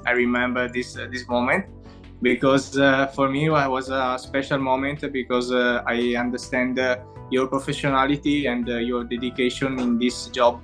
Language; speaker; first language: English; non-native, learner; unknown